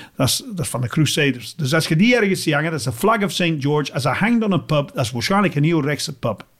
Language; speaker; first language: Dutch; non-native, fluent; English